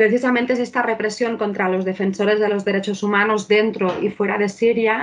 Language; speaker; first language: Spanish; native; Spanish